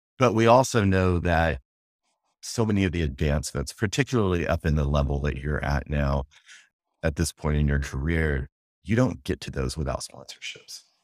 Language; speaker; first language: English; native; English